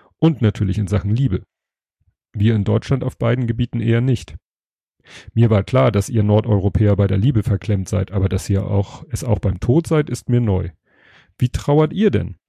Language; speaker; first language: German; native; German